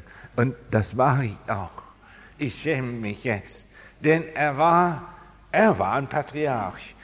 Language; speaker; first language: German; non-native, fluent; English